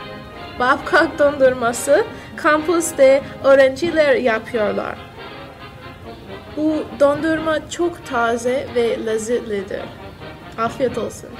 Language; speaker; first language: Turkish; non-native, learner; English